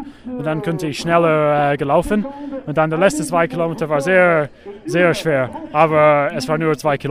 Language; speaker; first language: German; non-native, learner; English